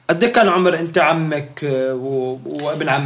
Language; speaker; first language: Swedish; non-native, learner; Arabic